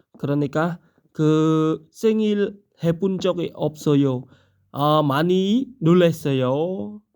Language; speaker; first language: Korean; non-native, learner; Khmer